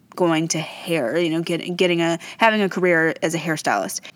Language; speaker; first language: English; native; English